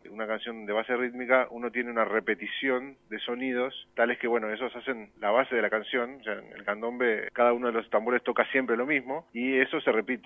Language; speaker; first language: Spanish; native; Spanish